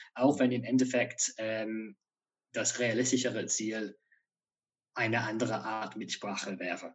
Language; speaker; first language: German; non-native, fluent; English